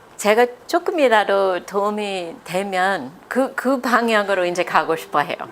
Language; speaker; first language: Korean; non-native, fluent; English